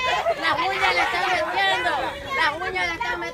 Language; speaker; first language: Spanish; native; Spanish